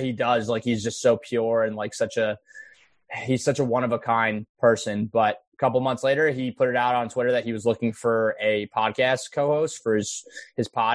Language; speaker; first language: English; native; English